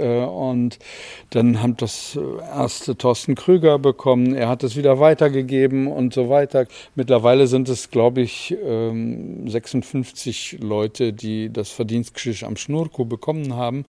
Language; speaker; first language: German; native; German